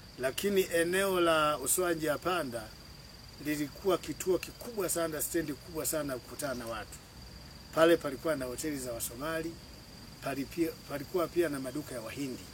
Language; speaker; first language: Swahili; non-native, local second language; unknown